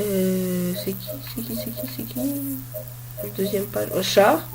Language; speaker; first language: French; native; French